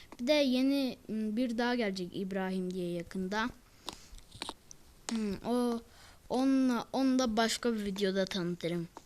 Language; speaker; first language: Turkish; native; Turkish